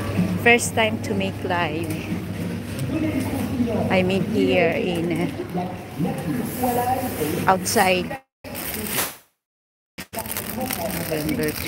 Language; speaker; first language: English; non-native, local second language; Filipino